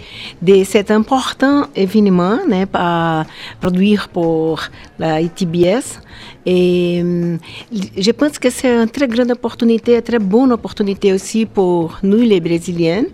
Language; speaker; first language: French; non-native, fluent; Portuguese